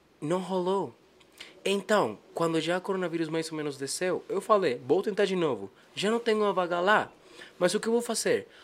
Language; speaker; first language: Portuguese; non-native, fluent; Spanish